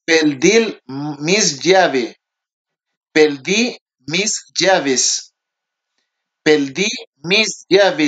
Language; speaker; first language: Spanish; non-native, learner; Haitian Creole